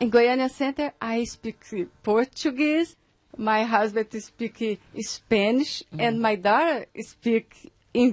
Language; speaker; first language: English; non-native, learner; Portuguese